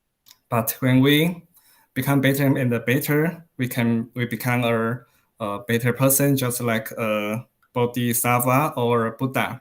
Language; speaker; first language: English; non-native, learner; Chinese